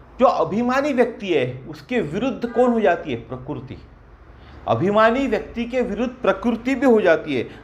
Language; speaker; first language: Hindi; non-native, local second language; Marathi